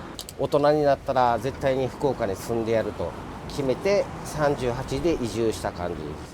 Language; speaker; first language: Japanese; native; Japanese